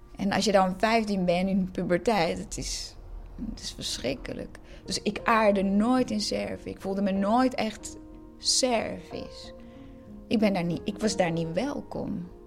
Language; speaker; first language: Dutch; non-native, fluent; Croatian